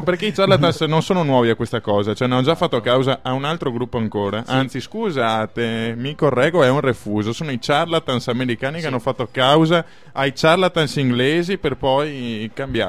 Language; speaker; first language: Italian; native; Italian